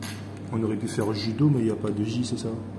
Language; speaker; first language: French; native; French